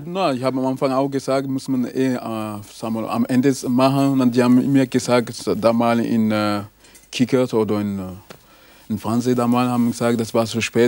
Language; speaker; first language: German; non-native, fluent; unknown